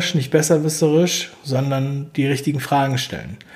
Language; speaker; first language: German; native; German